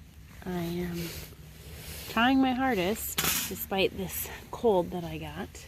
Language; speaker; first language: English; native; English